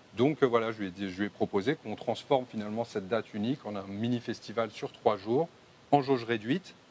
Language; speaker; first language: French; native; French